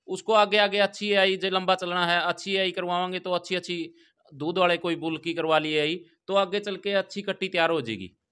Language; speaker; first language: Hindi; native; Hindi